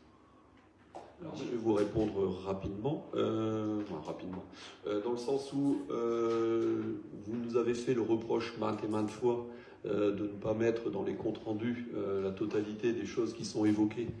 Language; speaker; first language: French; native; French